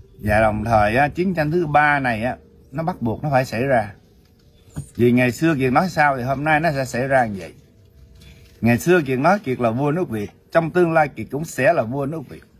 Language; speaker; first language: Vietnamese; early bilingual, heritage; Vietnamese